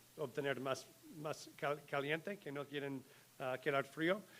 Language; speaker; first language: Spanish; non-native, learner; English